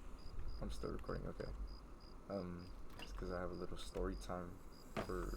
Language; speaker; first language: English; native; English